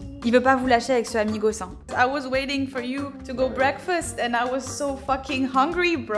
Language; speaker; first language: French; native; French